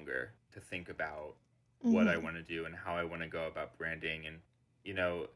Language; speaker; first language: English; native; English